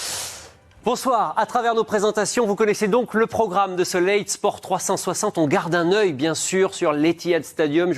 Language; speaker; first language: French; native; French